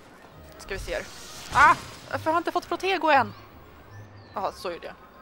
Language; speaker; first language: Swedish; native; Swedish